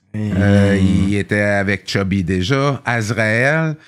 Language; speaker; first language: French; native; French